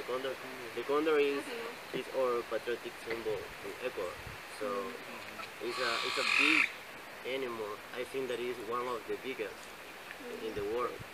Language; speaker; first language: English; non-native, learner; Spanish